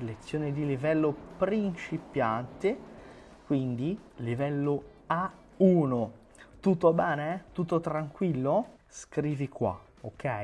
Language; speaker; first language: Italian; non-native, fluent; Portuguese